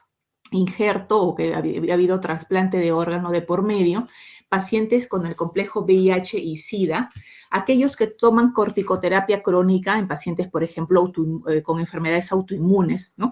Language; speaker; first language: Spanish; native; Spanish